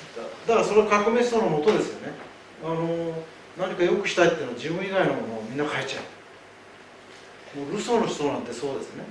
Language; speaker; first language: Japanese; native; Japanese